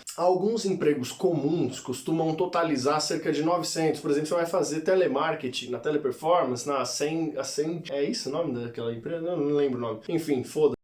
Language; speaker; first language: Portuguese; native; Portuguese